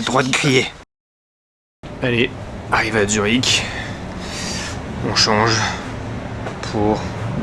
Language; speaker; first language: French; native; French